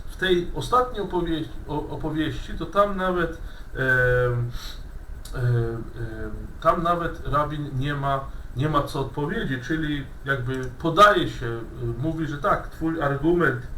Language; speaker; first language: Polish; non-native, fluent; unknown